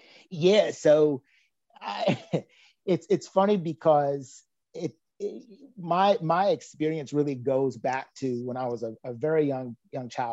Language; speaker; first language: English; native; English